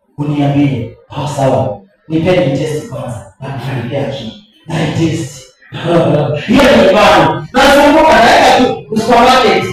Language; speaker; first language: Swahili; non-native, local second language; Rundi